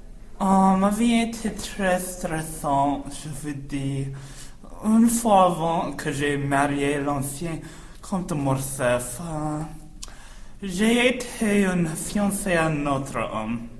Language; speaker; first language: French; non-native, learner; English